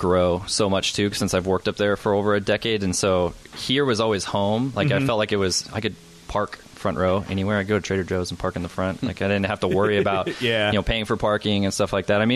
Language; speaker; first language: English; native; English